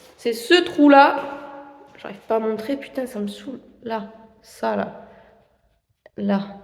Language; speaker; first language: French; native; French